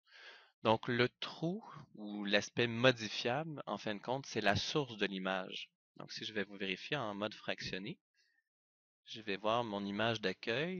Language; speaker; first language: French; native; French